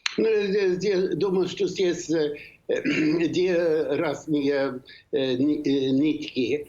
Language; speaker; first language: Russian; non-native, fluent; Swedish